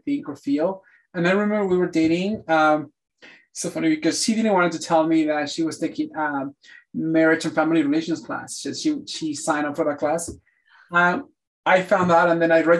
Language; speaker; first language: English; non-native, fluent; Spanish